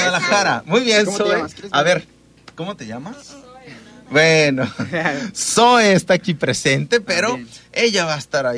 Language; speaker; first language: Spanish; native; Spanish